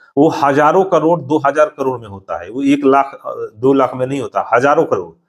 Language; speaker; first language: Hindi; native; Hindi